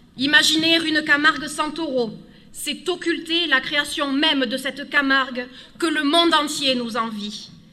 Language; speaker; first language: French; native; French